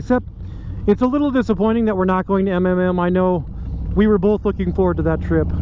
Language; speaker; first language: English; native; English